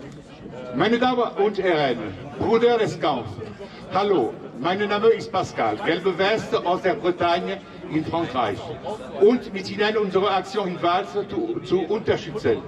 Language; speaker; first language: German; non-native, learner; French